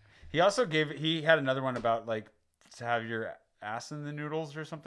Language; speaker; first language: English; native; English